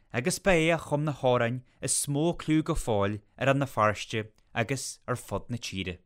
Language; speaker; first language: Irish; native; Irish